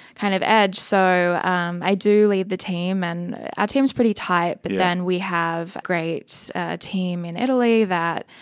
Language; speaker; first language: English; native; English